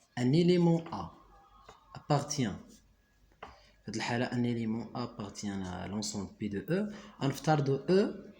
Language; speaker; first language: French; non-native, local second language; Arabic